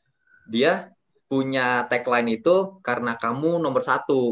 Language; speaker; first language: Indonesian; native; Indonesian